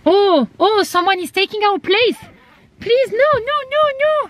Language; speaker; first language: English; non-native, learner; French